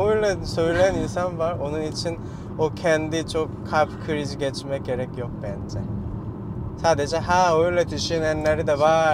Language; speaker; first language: Turkish; non-native, learner; Korean